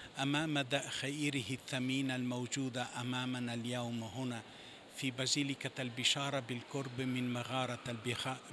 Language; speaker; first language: Arabic; non-native, fluent; Italian